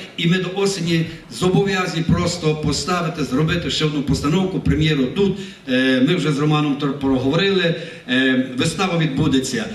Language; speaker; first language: Ukrainian; native; Ukrainian